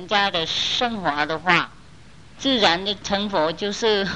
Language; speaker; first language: Chinese; non-native, fluent; Vietnamese